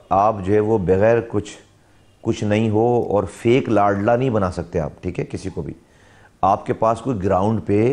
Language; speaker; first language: Urdu; native; Urdu